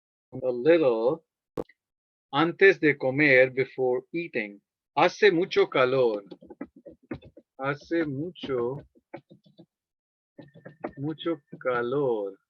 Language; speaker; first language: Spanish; non-native, fluent; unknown